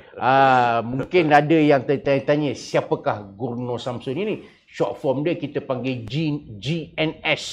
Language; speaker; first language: Malay; native; Malay